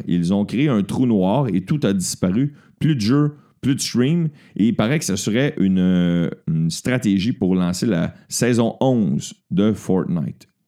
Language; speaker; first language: French; native; French